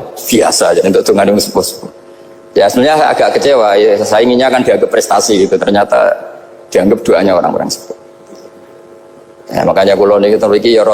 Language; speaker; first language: Indonesian; non-native, local second language; Javanese